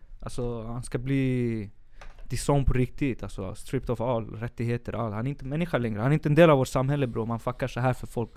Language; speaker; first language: Swedish; early bilingual, other home language; Spanish